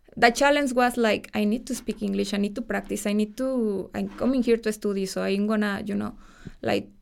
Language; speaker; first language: English; non-native, fluent; Spanish